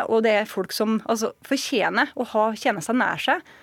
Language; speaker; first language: Norwegian; native; Norwegian